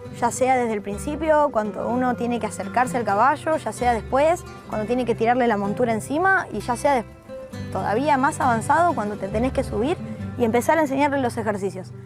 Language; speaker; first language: Spanish; native; Spanish